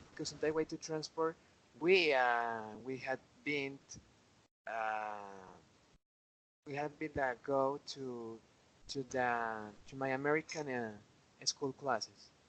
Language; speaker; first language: English; non-native, learner; Spanish